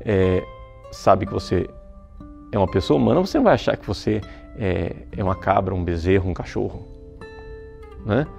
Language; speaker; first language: Portuguese; native; Portuguese